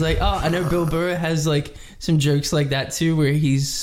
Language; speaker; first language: English; native; English